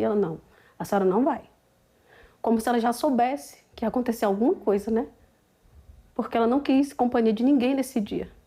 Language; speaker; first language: Portuguese; native; Portuguese